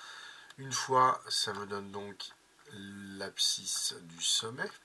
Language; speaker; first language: French; native; French